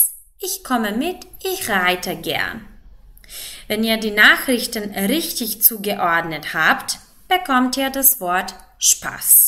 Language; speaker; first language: German; non-native, fluent; Macedonian